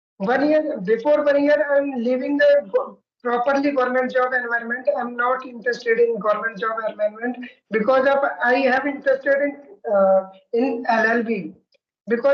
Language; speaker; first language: English; non-native, learner; Hindi